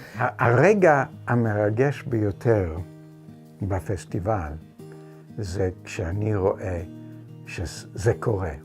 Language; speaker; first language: Hebrew; non-native, fluent; English